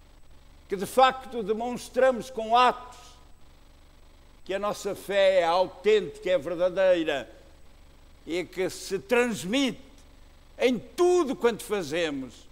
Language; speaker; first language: Portuguese; native; Portuguese